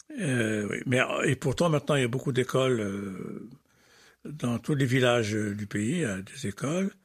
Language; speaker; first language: French; non-native, local second language; Arabic